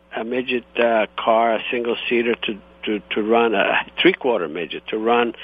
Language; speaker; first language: English; non-native, fluent; Croatian